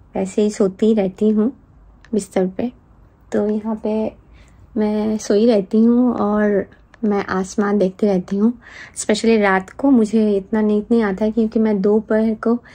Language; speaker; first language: Hindi; non-native, local second language; Bangla